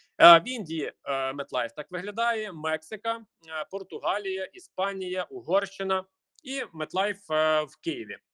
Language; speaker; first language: Ukrainian; native; Ukrainian